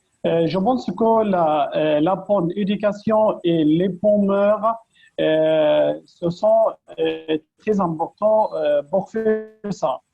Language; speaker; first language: French; non-native, fluent; Arabic